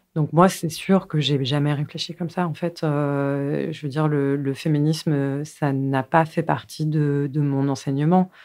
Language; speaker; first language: French; native; French